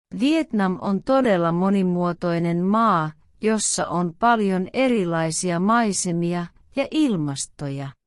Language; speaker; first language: Finnish; non-native, learner; Vietnamese